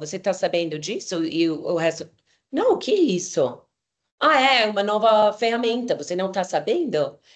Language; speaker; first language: Portuguese; non-native, fluent; English